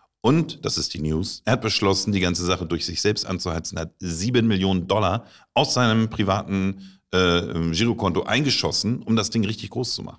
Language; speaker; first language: German; native; German